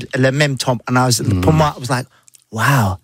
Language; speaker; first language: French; non-native, learner; English